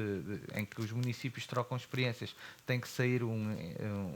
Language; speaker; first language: Portuguese; native; Portuguese